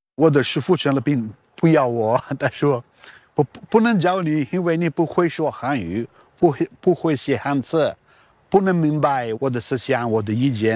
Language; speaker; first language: Chinese; non-native, learner; Italian